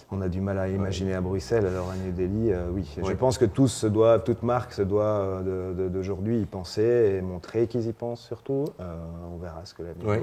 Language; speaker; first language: French; native; French